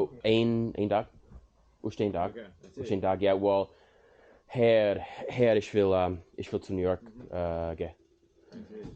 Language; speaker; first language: German; non-native, learner; English